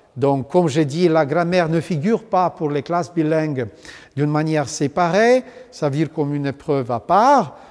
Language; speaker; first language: French; non-native, fluent; Romanian